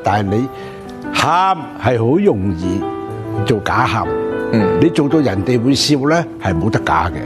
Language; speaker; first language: Cantonese; native; Cantonese